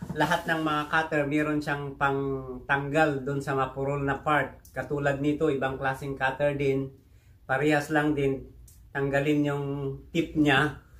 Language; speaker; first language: Filipino; native; Filipino